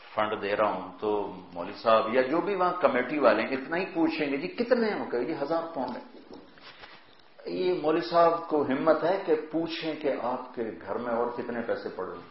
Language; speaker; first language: Urdu; non-native, local second language; Punjabi